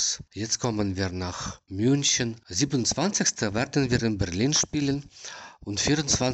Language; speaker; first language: German; non-native, learner; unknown